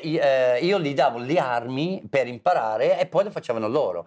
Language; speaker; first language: Italian; non-native, fluent; English